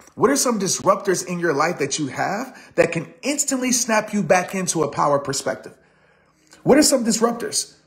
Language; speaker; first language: English; native; English